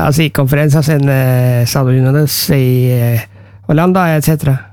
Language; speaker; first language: Spanish; non-native, learner; Norwegian